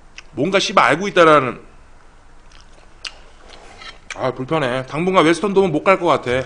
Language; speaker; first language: Korean; native; Korean